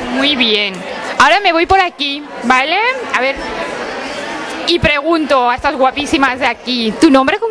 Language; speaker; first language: Spanish; native; Spanish